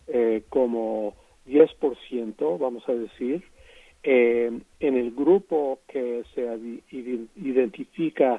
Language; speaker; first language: Spanish; non-native, fluent; English